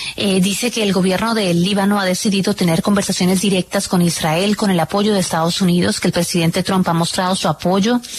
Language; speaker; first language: Spanish; native; Spanish